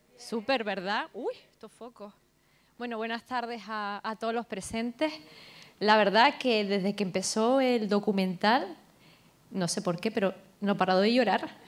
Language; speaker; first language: Spanish; native; Spanish